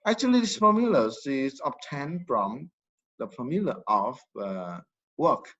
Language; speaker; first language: English; non-native, fluent; Vietnamese